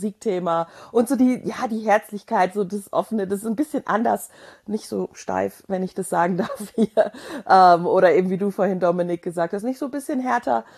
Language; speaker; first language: German; native; German